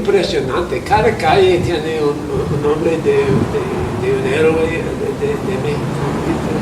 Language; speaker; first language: Spanish; non-native, fluent; English